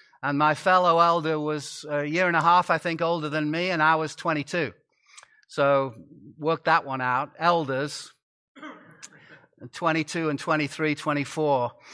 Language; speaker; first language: English; native; English